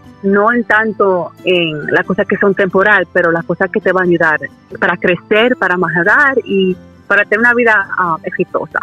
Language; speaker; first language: Spanish; early bilingual, heritage; Spanish